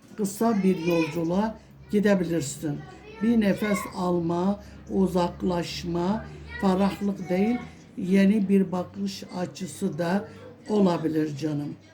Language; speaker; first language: Turkish; non-native, local second language; Kurdish